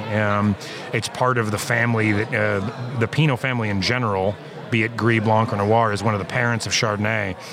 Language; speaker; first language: English; native; English